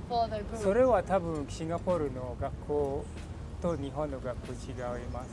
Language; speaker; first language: Japanese; non-native, learner; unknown